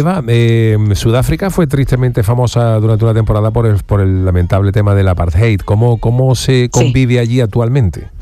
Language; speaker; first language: Spanish; native; Spanish